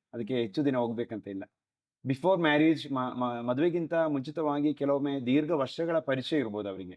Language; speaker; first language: Kannada; non-native, local second language; Malayalam